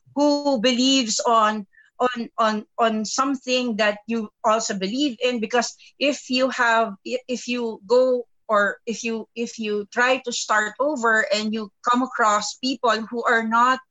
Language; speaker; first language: English; non-native, local second language; Filipino